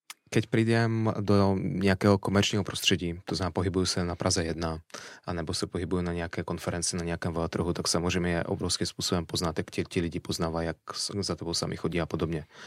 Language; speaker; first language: Slovak; non-native, learner; Russian